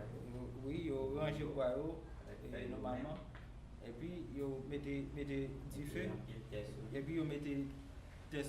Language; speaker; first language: French; non-native, local second language; Haitian Creole